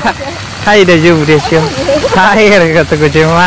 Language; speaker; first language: Japanese; non-native, learner; Indonesian